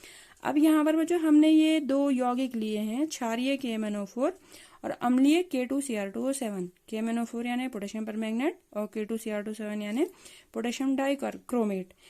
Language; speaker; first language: Hindi; native; Hindi